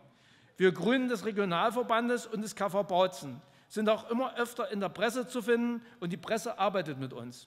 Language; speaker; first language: German; native; German